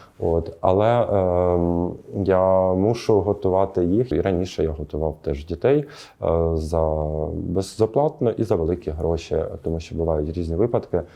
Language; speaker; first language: Ukrainian; native; Ukrainian